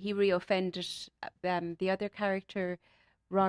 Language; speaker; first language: English; native; English